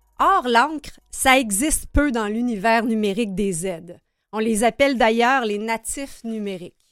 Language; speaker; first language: French; native; French